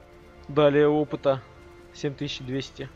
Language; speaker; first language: Russian; native; Russian